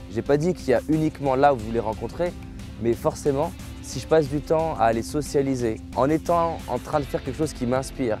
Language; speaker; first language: French; native; French